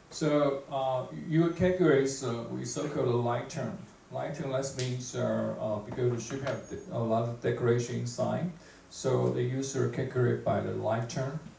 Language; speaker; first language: English; non-native, fluent; Chinese